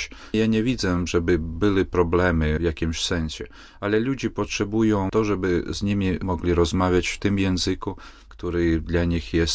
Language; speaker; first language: Polish; non-native, fluent; Latvian